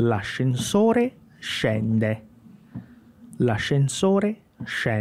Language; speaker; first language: Italian; non-native, fluent; Portuguese